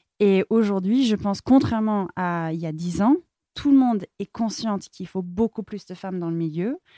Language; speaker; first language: French; non-native, fluent; English